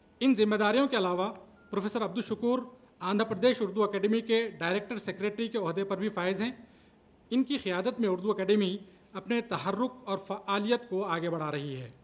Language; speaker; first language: Urdu; native; Urdu